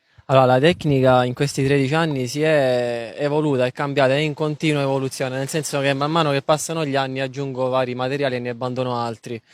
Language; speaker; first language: Italian; native; Italian